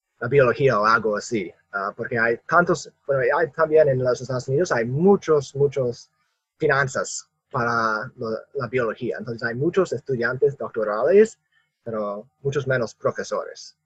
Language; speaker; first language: Spanish; non-native, fluent; English